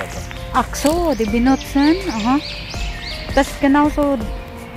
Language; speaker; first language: German; non-native, learner; Filipino